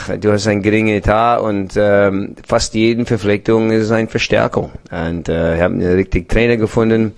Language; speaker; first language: German; non-native, fluent; English